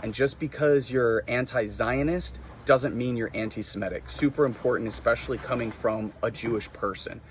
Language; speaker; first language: English; native; English